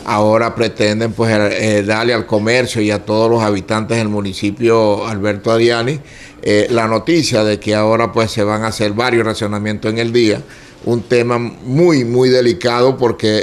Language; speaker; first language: Spanish; native; Spanish